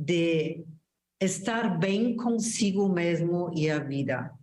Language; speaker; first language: Portuguese; non-native, fluent; German